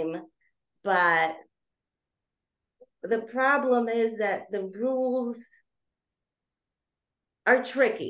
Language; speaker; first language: English; early bilingual, other home language; Russian